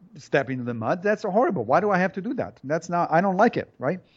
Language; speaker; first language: English; non-native, fluent; Italian